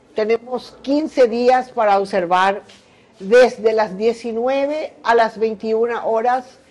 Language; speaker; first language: Spanish; native; Spanish